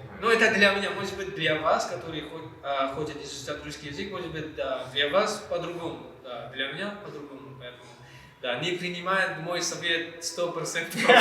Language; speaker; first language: Russian; non-native, learner; Malay